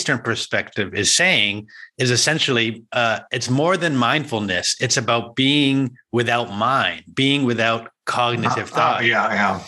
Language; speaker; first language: English; native; English